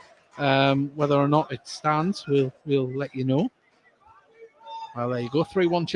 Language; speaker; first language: English; native; English